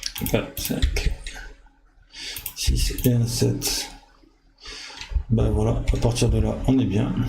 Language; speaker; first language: French; native; French